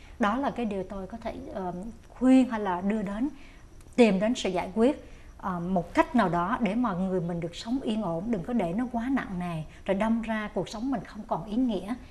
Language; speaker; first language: Vietnamese; native; Vietnamese